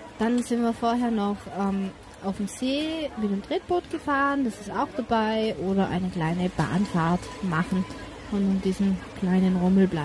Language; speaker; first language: German; native; German